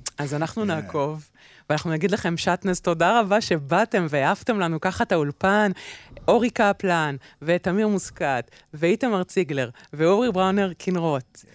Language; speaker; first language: Hebrew; native; Hebrew